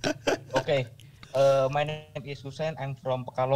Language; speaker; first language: English; non-native, learner; Indonesian